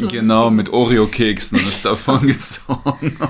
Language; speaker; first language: German; native; German